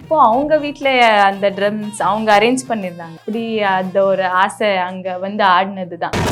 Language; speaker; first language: Tamil; native; Tamil